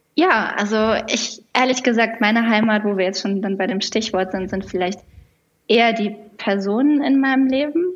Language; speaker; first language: German; native; German